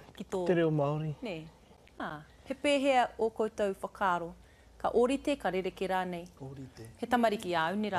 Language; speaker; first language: Māori; non-native, local second language; English